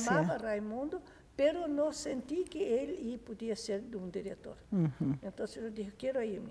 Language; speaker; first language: Spanish; non-native, fluent; Portuguese